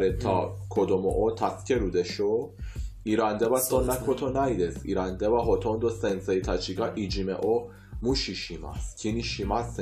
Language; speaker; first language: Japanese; non-native, fluent; Persian